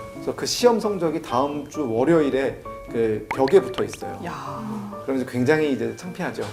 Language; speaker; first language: Korean; native; Korean